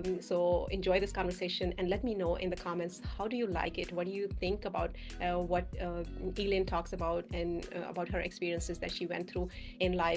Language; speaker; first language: English; non-native, fluent; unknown